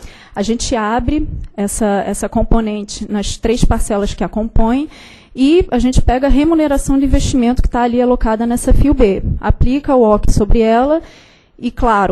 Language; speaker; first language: Portuguese; native; Portuguese